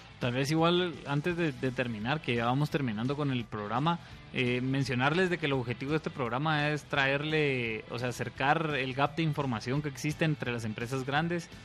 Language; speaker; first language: Spanish; native; Spanish